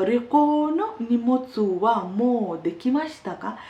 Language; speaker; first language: Japanese; non-native, fluent; Hindi